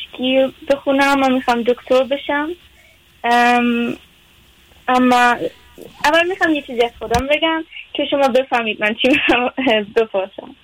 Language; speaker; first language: Persian; early bilingual, heritage; Persian